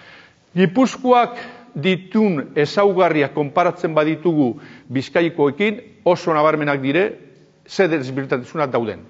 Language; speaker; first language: Basque; native; Basque